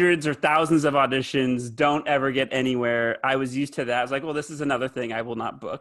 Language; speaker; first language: English; native; English